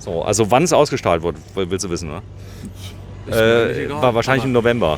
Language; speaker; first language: German; native; German